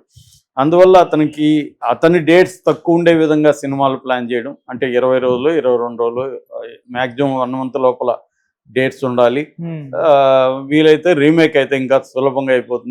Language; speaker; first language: Telugu; native; Telugu